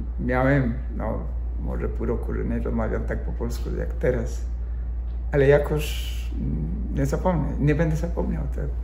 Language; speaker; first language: Polish; non-native, fluent; Spanish